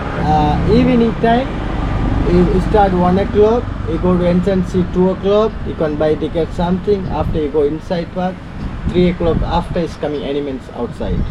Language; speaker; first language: English; non-native, learner; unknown